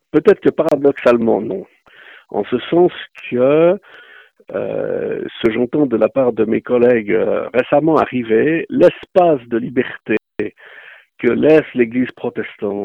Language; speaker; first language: French; native; French